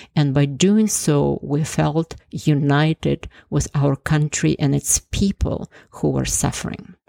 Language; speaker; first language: English; non-native, fluent; Ukrainian